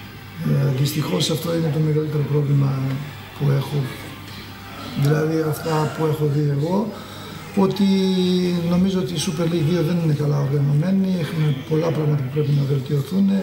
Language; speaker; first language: Greek; non-native, fluent; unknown